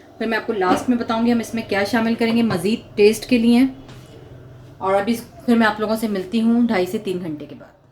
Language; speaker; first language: Urdu; native; Urdu